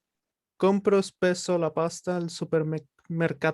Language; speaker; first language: Italian; non-native, learner; Spanish